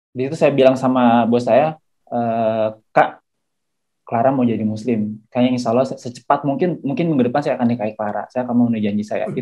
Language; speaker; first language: Indonesian; native; Indonesian